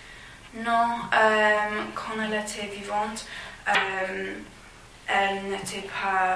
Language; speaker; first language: French; non-native, fluent; English